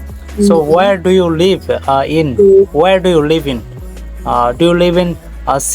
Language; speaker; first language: English; non-native, learner; Bangla